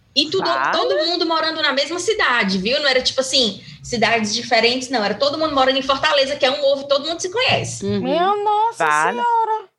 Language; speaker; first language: Portuguese; native; Portuguese